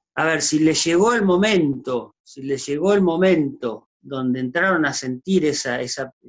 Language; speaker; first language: Spanish; native; Spanish